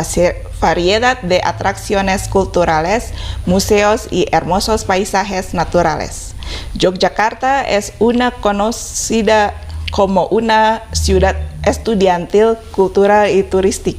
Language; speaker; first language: Spanish; non-native, fluent; Indonesian